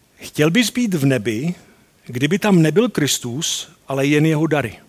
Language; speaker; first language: Czech; native; Czech